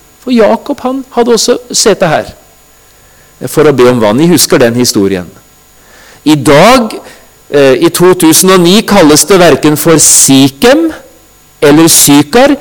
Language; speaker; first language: Norwegian; native; Norwegian